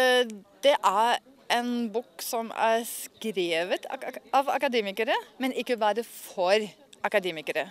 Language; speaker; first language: Norwegian; non-native, fluent; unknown